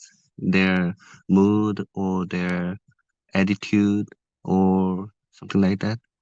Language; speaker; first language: English; non-native, learner; Korean